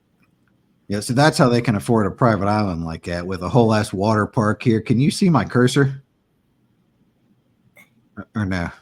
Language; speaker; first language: English; native; English